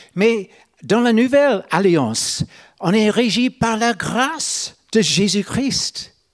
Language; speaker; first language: French; non-native, fluent; English